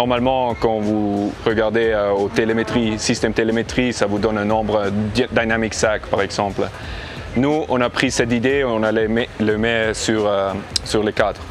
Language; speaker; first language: French; non-native, learner; English